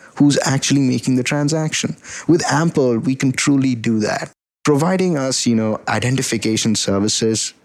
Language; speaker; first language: English; non-native, local second language; Hindi